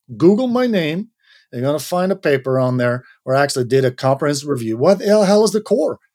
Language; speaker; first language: English; non-native, fluent; Dutch